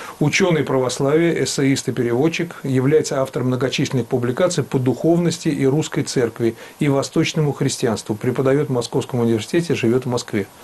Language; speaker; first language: Russian; native; Russian